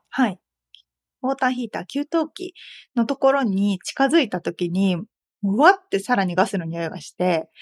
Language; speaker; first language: Japanese; native; Japanese